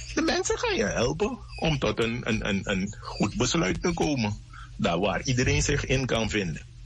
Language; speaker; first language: Dutch; native; Dutch